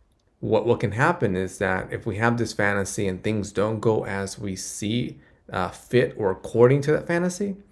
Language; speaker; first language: English; native; English